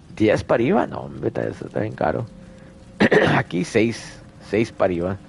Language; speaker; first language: Spanish; early bilingual, heritage; Spanish